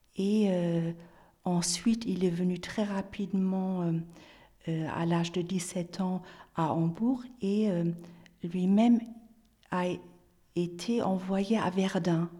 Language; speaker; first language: French; non-native, fluent; German